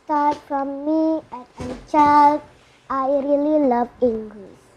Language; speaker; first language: English; non-native, learner; Indonesian